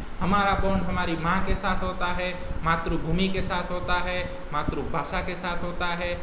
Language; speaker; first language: Hindi; non-native, local second language; Gujarati